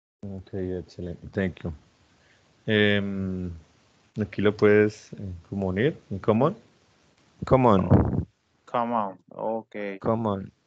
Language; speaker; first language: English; non-native, fluent; Spanish